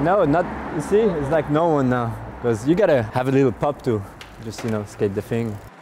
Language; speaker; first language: English; non-native, fluent; French